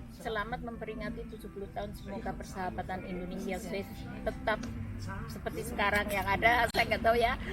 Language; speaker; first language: Indonesian; native; Indonesian